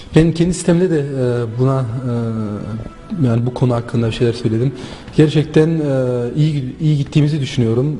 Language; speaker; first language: Turkish; non-native, local second language; German